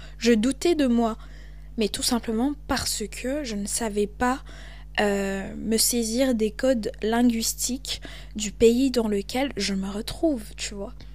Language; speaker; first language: French; native; French